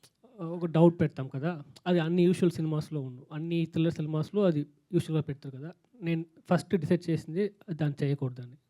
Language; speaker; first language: Telugu; non-native, learner; Tamil